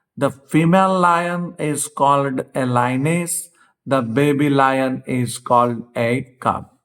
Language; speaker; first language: English; non-native, local second language; Gujarati